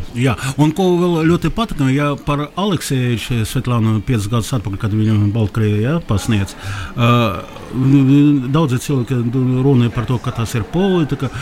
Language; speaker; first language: Latvian; non-native, local second language; Russian